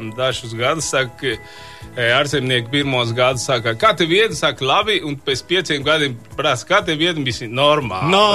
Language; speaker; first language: Latvian; non-native, fluent; Spanish